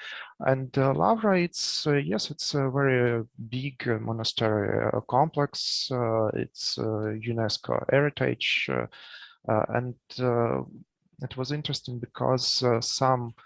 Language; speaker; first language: English; non-native, learner; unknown